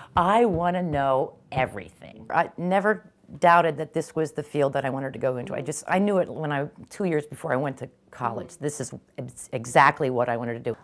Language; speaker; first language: English; native; English